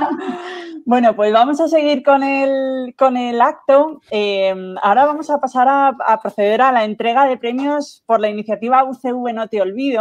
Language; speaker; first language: Spanish; native; Spanish